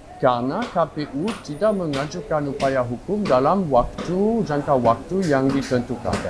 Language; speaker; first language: Indonesian; non-native, fluent; Luxembourgish